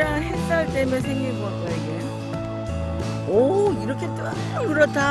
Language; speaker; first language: Korean; native; Korean